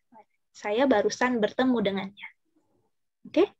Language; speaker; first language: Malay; non-native, fluent; Indonesian